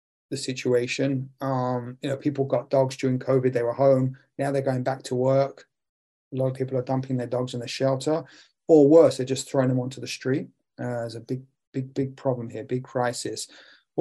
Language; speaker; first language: English; native; English